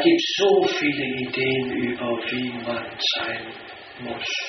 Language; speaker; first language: German; non-native, fluent; Danish